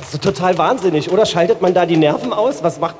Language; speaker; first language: German; native; German